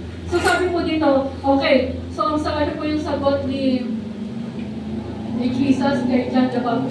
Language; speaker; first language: Filipino; native; Filipino